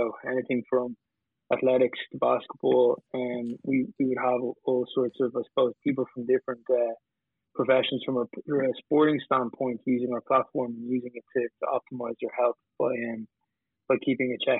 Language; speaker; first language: English; native; English